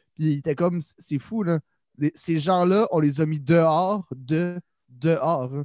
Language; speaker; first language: French; native; French